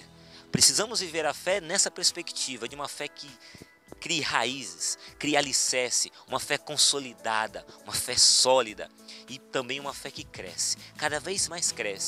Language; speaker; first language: Portuguese; native; Portuguese